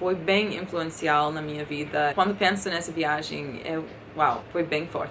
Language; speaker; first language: Portuguese; non-native, fluent; English